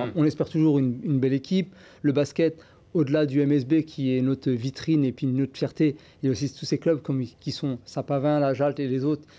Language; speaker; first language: French; native; French